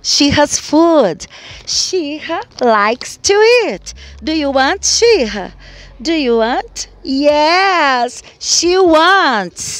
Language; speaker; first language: English; non-native, fluent; Portuguese